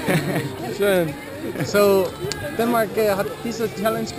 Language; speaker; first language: German; non-native, learner; Danish